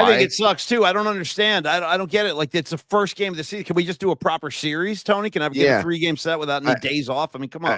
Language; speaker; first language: English; native; English